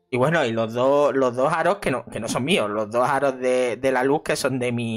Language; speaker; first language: Spanish; native; Spanish